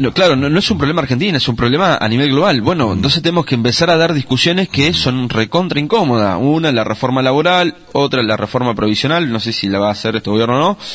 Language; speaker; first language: Spanish; native; Spanish